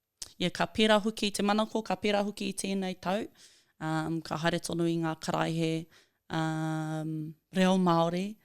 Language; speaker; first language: Māori; non-native, local second language; English